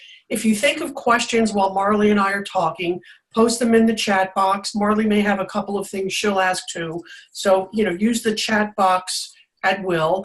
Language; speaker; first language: English; native; English